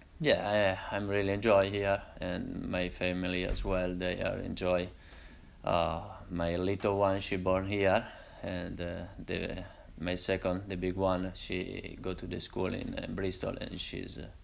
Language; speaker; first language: English; non-native, learner; Italian